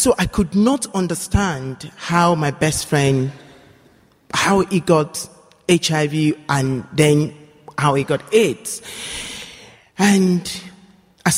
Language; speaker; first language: English; non-native, local second language; Yoruba